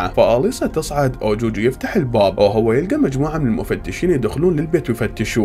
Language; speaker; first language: Arabic; native; Arabic